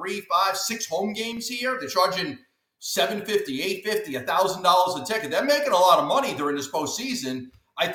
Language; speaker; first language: English; native; English